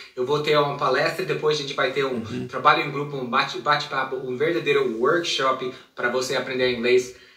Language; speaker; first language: Portuguese; non-native, fluent; English